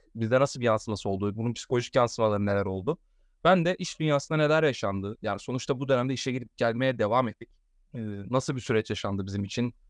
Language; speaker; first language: Turkish; native; Turkish